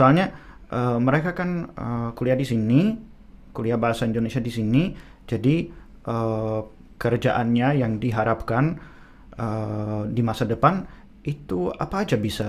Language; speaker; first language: Indonesian; non-native, fluent; Czech